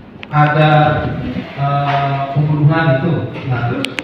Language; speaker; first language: Indonesian; native; Indonesian